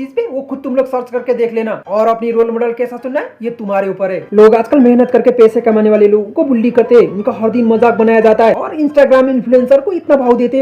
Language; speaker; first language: Hindi; native; Hindi